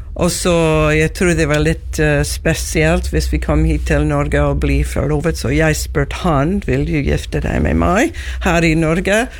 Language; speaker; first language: Norwegian; non-native, learner; English